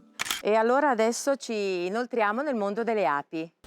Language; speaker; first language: Italian; native; Italian